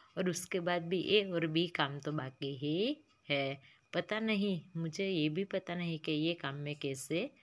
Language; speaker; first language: Hindi; non-native, local second language; Gujarati